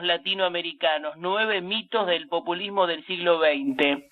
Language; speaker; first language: Spanish; native; Spanish